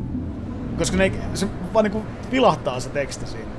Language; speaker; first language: Finnish; native; Finnish